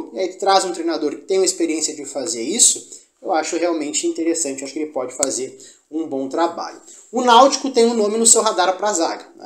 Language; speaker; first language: Portuguese; native; Portuguese